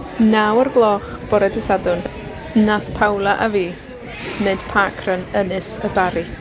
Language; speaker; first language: Welsh; native; Welsh